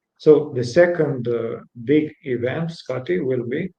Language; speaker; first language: English; non-native, fluent; Romanian